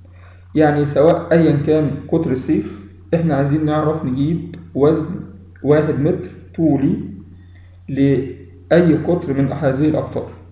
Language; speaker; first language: Arabic; native; Arabic